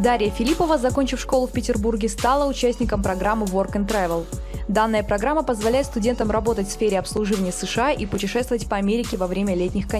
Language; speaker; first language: Russian; native; Russian